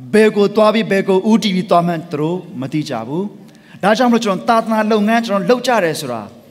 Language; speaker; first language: Burmese; non-native, local second language; Tedim Chin